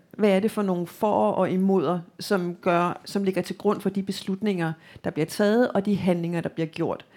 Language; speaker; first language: Danish; native; Danish